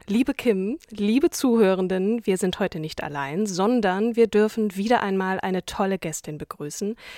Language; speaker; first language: German; native; German